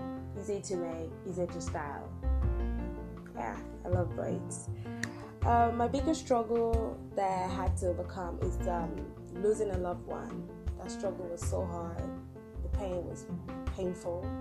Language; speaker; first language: English; non-native, local second language; Ibibio